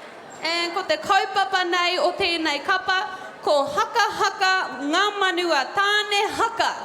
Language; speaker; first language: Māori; non-native, local second language; English